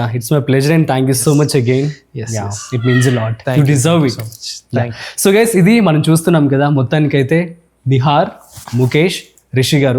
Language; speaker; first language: Telugu; native; Telugu